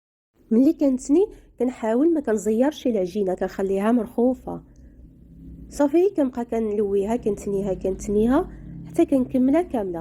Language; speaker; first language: Arabic; native; Arabic